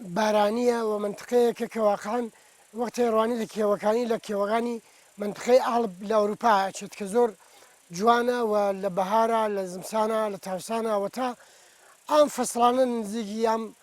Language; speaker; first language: Central Kurdish; non-native, local second language; Gurani